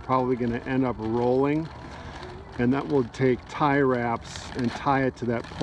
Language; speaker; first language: English; native; English